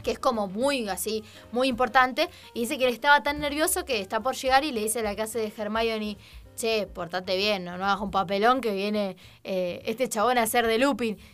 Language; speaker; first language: Spanish; native; Spanish